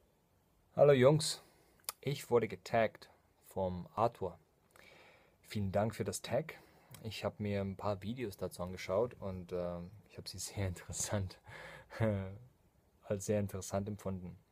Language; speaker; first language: German; non-native, fluent; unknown